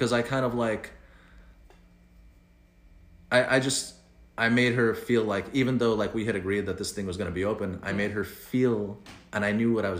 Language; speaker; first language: English; early bilingual, other home language; Spanish